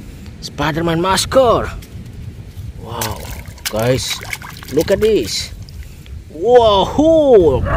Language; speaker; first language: English; non-native, learner; Indonesian